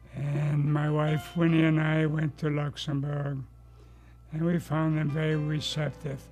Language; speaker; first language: English; early bilingual, other home language; Luxembourgish